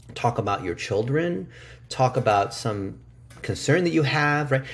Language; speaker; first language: English; early bilingual, other home language; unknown